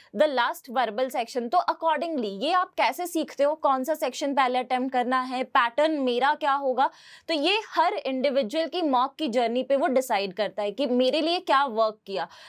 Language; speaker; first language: Hindi; native; Hindi